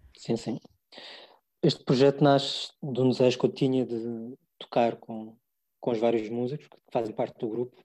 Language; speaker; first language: Portuguese; early bilingual, other home language; English